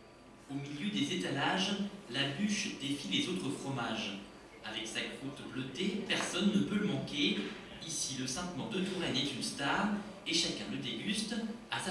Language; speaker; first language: French; native; French